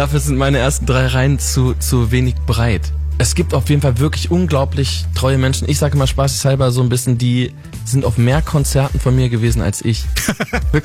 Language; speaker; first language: German; native; German